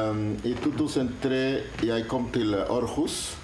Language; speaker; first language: Swedish; non-native, learner; Spanish